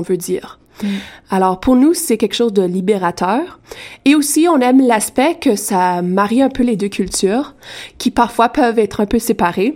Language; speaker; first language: French; native; French